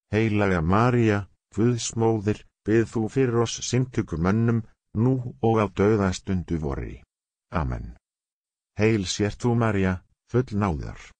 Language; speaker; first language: Icelandic; non-native, learner; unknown